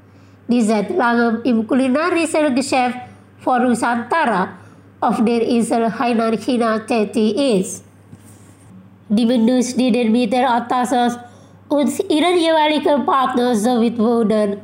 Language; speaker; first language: German; non-native, learner; Indonesian